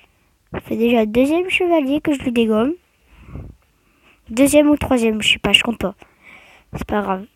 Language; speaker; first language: French; native; French